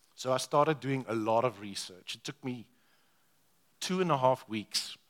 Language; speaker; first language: English; non-native, local second language; Afrikaans